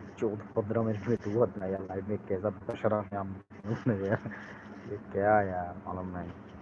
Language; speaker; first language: Hindi; non-native, learner; Bangla